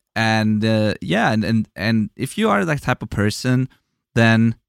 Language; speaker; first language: English; non-native, fluent; German